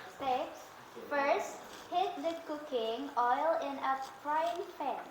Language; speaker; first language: English; non-native, learner; Indonesian